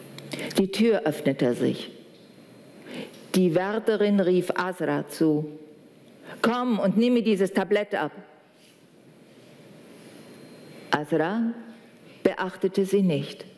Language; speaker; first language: German; native; German